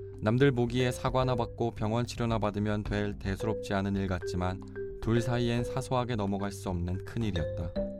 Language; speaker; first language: Korean; native; Korean